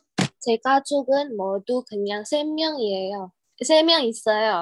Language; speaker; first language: Korean; non-native, learner; Indonesian